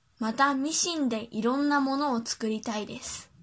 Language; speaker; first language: Japanese; early bilingual, other home language; Chinese